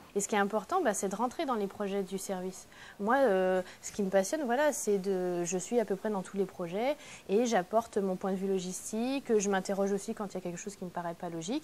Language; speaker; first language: French; native; French